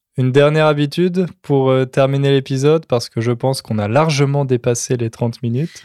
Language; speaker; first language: French; native; French